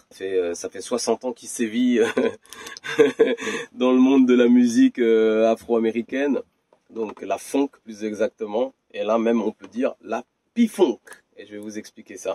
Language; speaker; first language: French; native; French